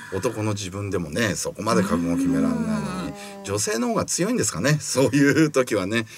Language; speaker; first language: Japanese; native; Japanese